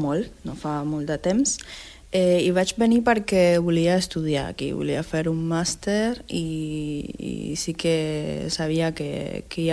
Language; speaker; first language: Catalan; non-native, fluent; Spanish